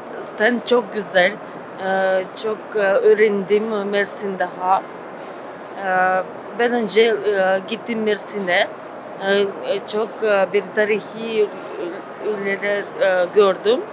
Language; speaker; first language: Turkish; non-native, learner; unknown